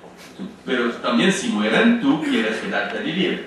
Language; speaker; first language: Spanish; non-native, fluent; French